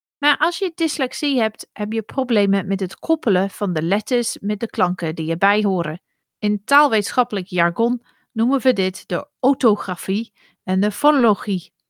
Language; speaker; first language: Dutch; non-native, fluent; English